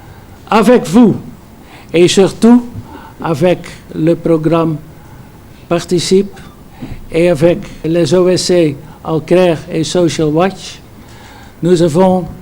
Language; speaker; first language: French; non-native, fluent; Dutch